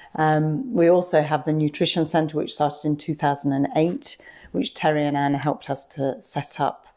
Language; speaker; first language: English; native; English